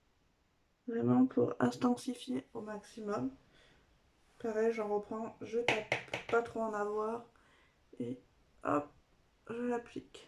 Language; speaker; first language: French; native; French